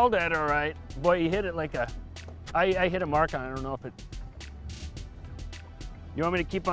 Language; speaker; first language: English; native; English